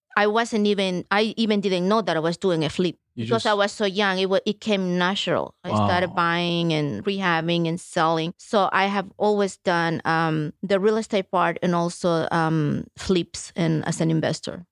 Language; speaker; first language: English; early bilingual, other home language; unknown